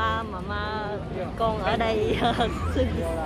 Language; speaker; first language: Chinese; non-native, learner; Vietnamese